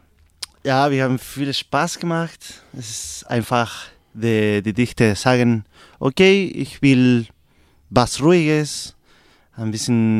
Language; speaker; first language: German; non-native, learner; Spanish